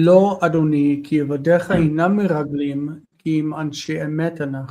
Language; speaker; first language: Hebrew; non-native, fluent; English